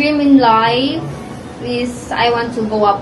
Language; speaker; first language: English; non-native, learner; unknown